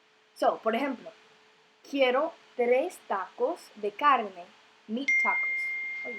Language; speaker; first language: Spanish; non-native, fluent; English